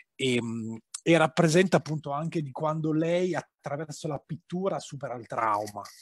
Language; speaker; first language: Italian; native; Italian